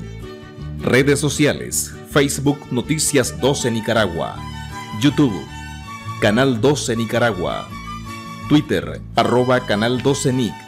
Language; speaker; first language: Spanish; native; Spanish